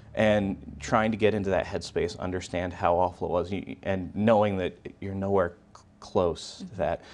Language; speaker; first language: English; native; English